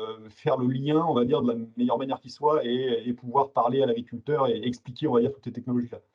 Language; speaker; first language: French; native; French